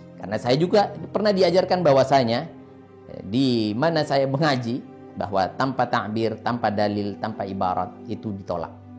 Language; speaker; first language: Indonesian; non-native, local second language; Madurese